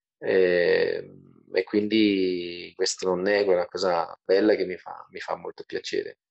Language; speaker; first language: Italian; non-native, fluent; Portuguese